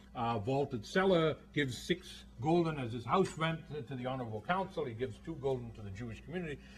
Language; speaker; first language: English; native; English